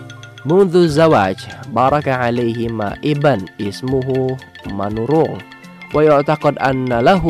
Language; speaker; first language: Arabic; non-native, fluent; Indonesian